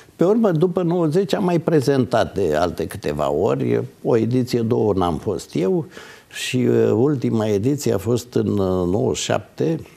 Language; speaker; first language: Romanian; native; Romanian